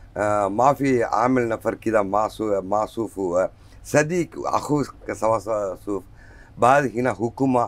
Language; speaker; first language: Arabic; non-native, learner; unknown